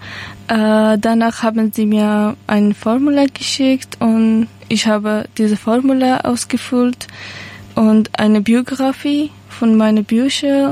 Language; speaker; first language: German; non-native, learner; Persian